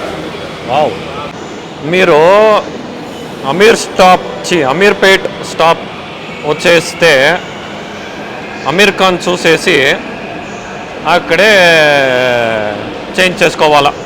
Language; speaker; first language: Telugu; non-native, learner; Kannada